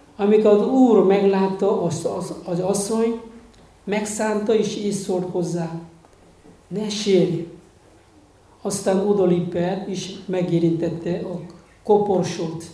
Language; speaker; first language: Hungarian; non-native, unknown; Korean